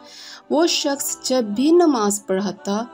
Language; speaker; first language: Urdu; native; Urdu